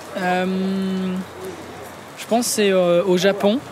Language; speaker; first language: French; native; French